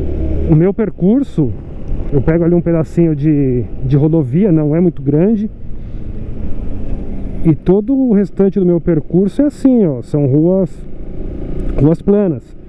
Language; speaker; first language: Portuguese; native; Portuguese